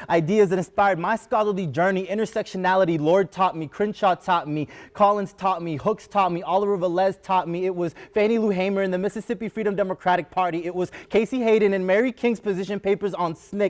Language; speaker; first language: English; early bilingual, other home language; Spanish